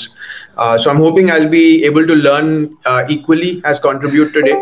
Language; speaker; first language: English; non-native, local second language; Hindi